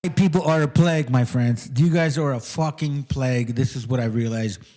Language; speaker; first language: English; early bilingual, other home language; Spanish